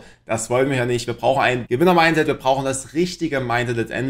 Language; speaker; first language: German; native; German